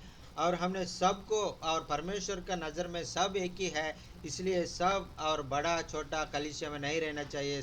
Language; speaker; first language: Hindi; non-native, local second language; Telugu